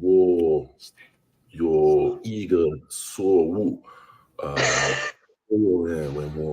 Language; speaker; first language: Chinese; non-native, learner; English